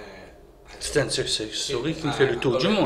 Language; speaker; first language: French; non-native, local second language; Morisyen